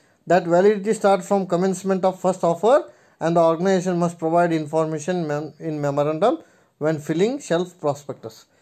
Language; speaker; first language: English; non-native, local second language; Kannada